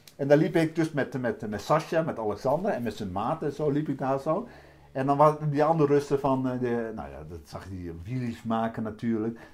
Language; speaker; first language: Dutch; native; Dutch